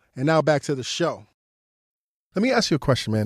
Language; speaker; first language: English; early bilingual, other home language; Haitian Creole